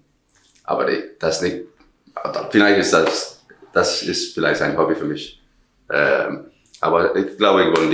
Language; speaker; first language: German; non-native, learner; Danish